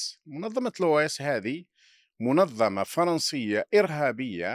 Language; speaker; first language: Arabic; native; Arabic